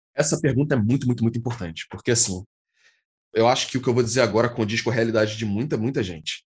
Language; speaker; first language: Portuguese; native; Portuguese